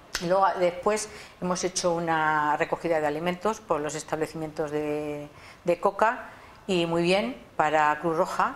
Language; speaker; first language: Spanish; native; Spanish